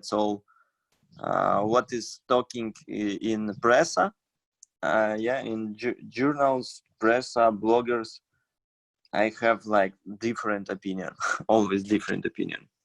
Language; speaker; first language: English; non-native, fluent; Russian